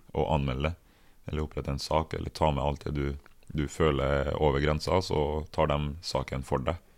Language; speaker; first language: Norwegian; early bilingual, other home language; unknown